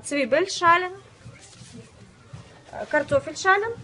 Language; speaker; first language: German; non-native, fluent; Russian